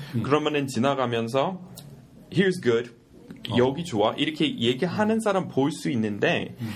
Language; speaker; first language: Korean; non-native, fluent; English